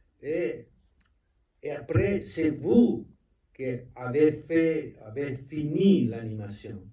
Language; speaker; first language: French; non-native, learner; Spanish